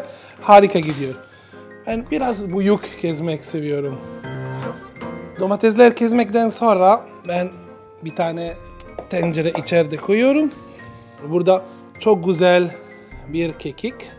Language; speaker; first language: Turkish; non-native, learner; Italian